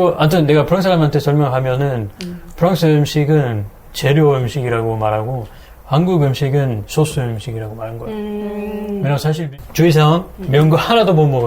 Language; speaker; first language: Korean; non-native, fluent; French